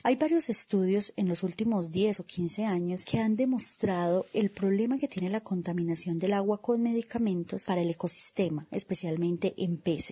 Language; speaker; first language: Spanish; native; Spanish